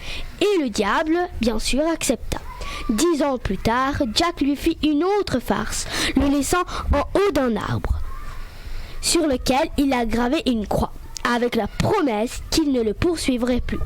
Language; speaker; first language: French; native; French